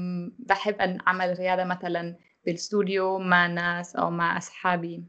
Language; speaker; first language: Arabic; non-native, learner; German